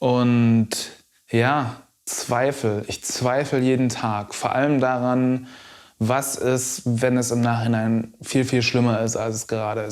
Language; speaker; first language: German; native; German